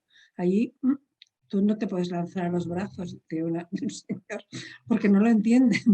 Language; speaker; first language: Spanish; native; Spanish